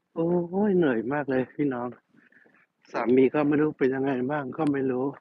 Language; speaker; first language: Thai; non-native, fluent; Burmese